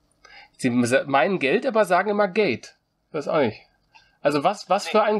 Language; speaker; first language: German; native; German